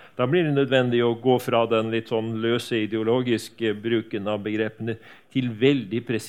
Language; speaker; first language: Norwegian; native; Norwegian